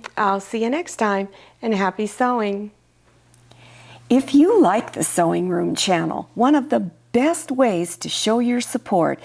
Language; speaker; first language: English; native; English